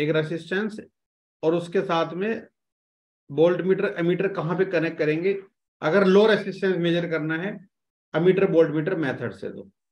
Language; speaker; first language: Hindi; native; Hindi